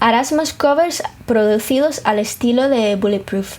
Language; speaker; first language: Spanish; non-native, fluent; English